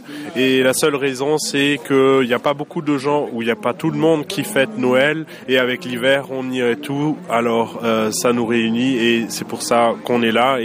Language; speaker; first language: French; non-native, fluent; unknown